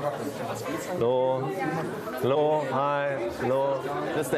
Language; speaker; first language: German; native; German